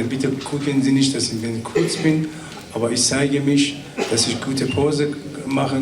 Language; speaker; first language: German; non-native, learner; Persian